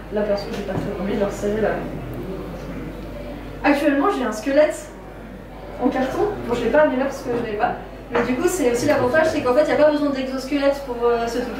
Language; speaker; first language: French; native; French